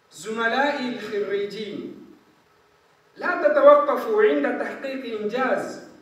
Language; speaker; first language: Arabic; non-native, fluent; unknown